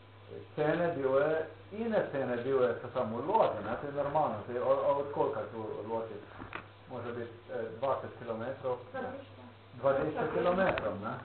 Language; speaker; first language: Polish; non-native, learner; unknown